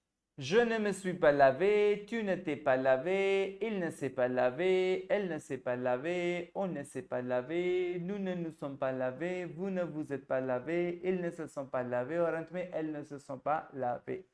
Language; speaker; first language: French; non-native, fluent; Hindi